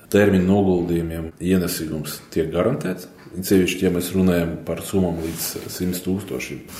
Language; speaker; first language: Latvian; non-native, local second language; Russian